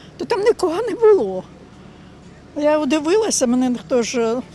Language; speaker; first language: Ukrainian; non-native, local second language; Russian